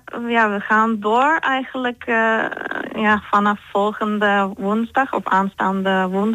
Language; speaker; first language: Dutch; non-native, fluent; Turkish